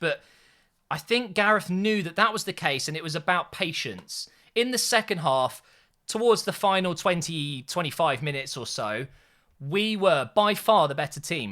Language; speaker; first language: English; native; English